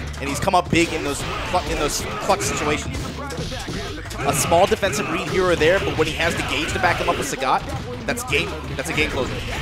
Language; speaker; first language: English; native; English